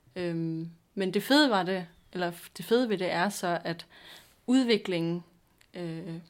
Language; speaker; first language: Danish; native; Danish